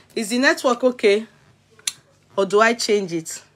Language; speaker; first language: English; non-native, local second language; Yoruba